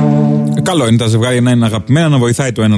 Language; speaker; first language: Greek; native; Greek